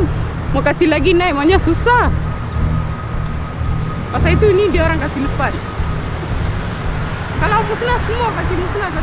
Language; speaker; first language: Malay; non-native, local second language; Tamil